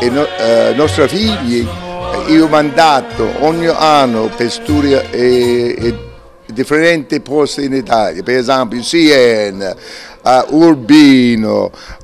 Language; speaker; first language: Italian; early bilingual, heritage; English